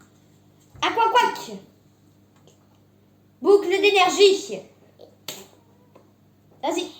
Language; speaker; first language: French; native; French